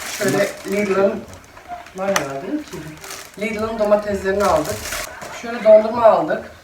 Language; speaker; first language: Turkish; early bilingual, heritage; Turkish